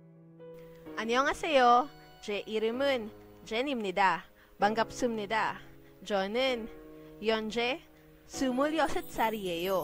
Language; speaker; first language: Korean; non-native, learner; Filipino